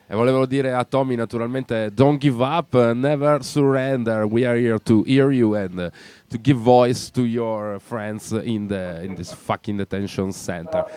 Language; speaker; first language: English; non-native, learner; Italian